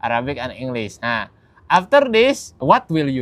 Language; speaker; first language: English; non-native, learner; Indonesian